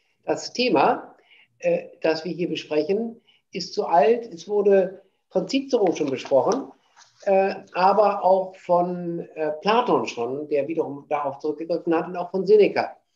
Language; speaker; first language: German; native; German